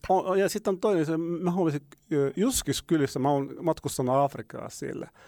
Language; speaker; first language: Finnish; non-native, fluent; Arabic